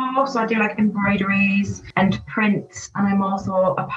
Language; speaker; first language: English; native; English